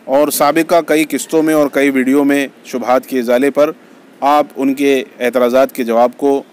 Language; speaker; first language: Urdu; native; Urdu